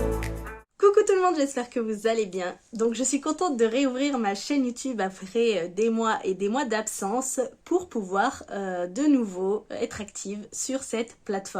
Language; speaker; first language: French; native; French